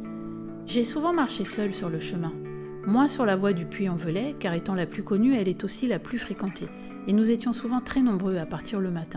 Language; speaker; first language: French; native; French